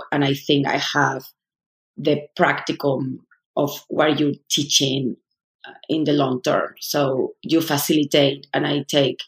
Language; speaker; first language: English; non-native, fluent; Spanish